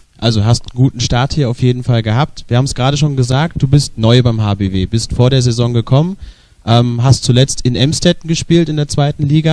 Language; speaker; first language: German; native; German